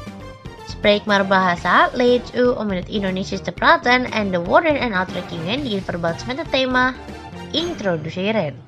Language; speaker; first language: Dutch; non-native, fluent; Indonesian